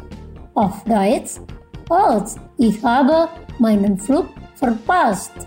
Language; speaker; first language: German; non-native, fluent; Indonesian